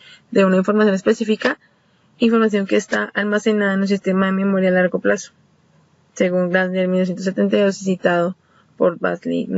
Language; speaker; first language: Spanish; native; Spanish